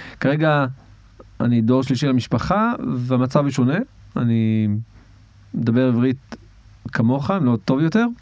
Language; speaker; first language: Hebrew; non-native, local second language; Arabic